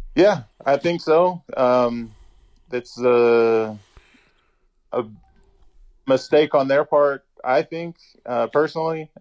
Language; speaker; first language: English; native; English